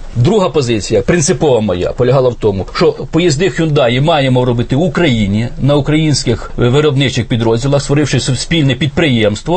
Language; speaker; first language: Ukrainian; native; Ukrainian